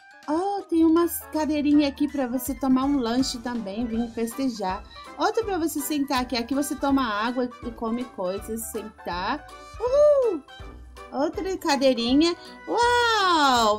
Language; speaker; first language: Portuguese; non-native, fluent; Spanish